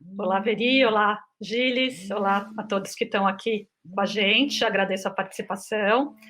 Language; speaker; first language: Portuguese; native; Portuguese